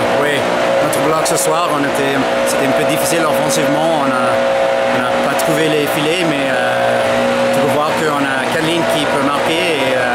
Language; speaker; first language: French; non-native, fluent; English